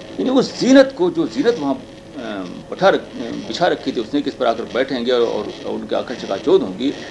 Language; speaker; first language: Urdu; native; Urdu